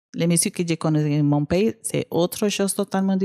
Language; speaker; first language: French; non-native, learner; Spanish